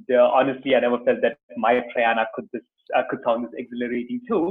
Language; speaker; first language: English; non-native, local second language; Tamil